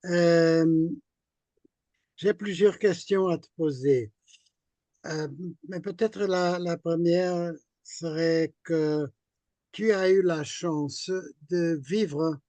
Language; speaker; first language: French; non-native, fluent; Portuguese